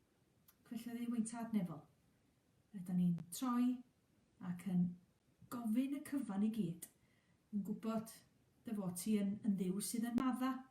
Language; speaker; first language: Welsh; native; Welsh